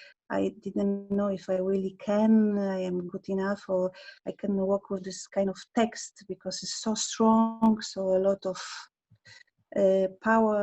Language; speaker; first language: English; non-native, learner; Polish